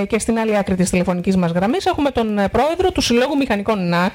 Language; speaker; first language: Greek; native; Greek